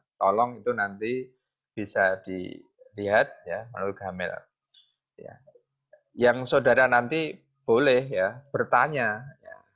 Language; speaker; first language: Indonesian; non-native, local second language; Javanese